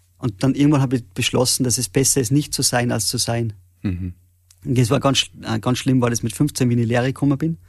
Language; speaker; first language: German; native; German